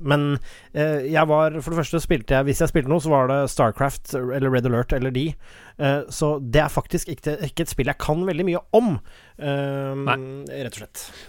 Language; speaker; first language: Norwegian; native; Norwegian